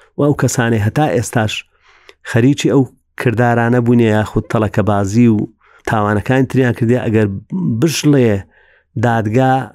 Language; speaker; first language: Central Kurdish; native; Central Kurdish